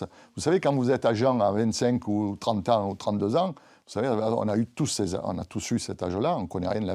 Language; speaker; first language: French; native; French